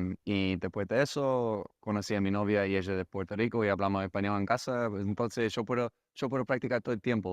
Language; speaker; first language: Spanish; non-native, fluent; English